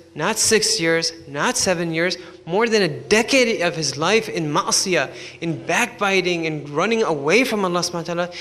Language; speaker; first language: English; native; English